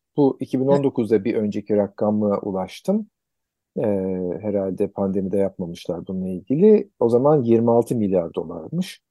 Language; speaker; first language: Turkish; native; Turkish